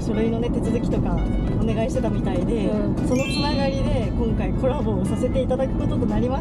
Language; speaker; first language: Japanese; native; Japanese